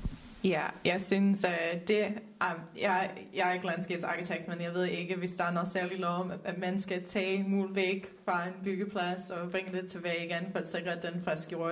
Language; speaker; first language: Danish; non-native, fluent; Dutch